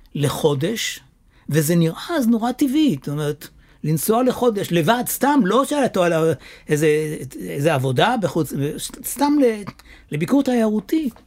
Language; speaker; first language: Hebrew; native; Hebrew